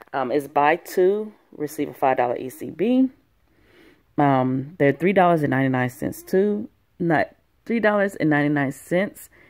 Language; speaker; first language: English; native; English